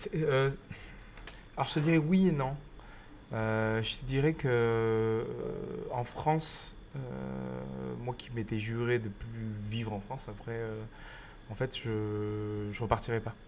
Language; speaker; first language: French; native; French